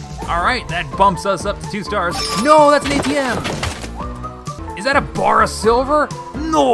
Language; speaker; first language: English; native; English